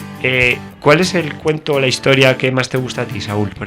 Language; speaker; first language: Spanish; native; Spanish